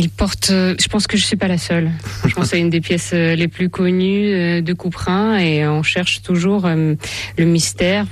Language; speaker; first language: French; non-native, fluent; Russian